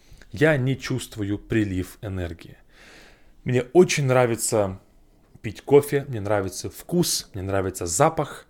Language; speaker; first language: Russian; non-native, fluent; English